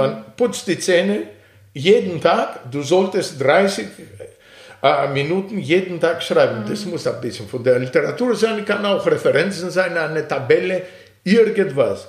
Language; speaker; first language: German; non-native, fluent; Greek